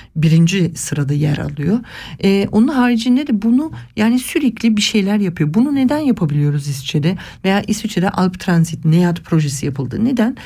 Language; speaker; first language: Turkish; early bilingual, heritage; Turkish